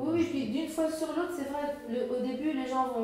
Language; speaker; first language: French; non-native, fluent; Arabic